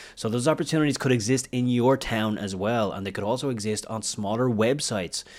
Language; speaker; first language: English; native; English